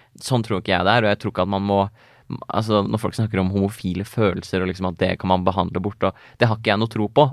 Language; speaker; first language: Norwegian; native; Norwegian